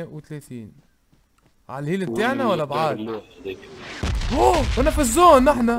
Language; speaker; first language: Arabic; native; Arabic